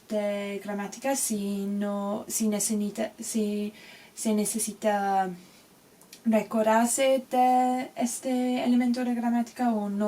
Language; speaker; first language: Spanish; non-native, learner; English